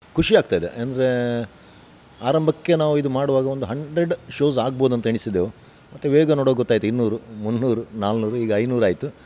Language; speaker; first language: Kannada; non-native, local second language; Tulu